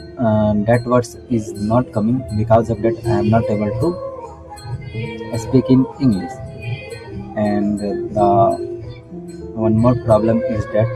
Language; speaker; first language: English; non-native, learner; Hindi